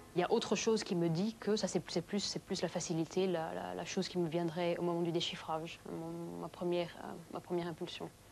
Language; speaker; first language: French; native; French